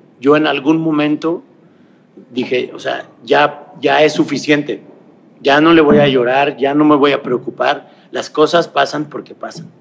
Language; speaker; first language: Spanish; native; Spanish